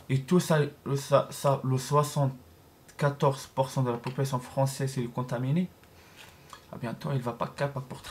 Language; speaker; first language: French; non-native, learner; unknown